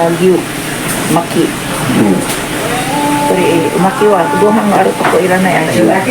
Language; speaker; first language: Japanese; non-native, fluent; Filipino